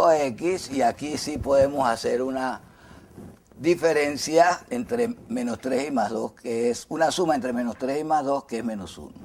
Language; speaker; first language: Spanish; native; Spanish